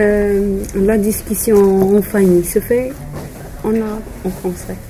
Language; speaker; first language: French; non-native, local second language; Arabic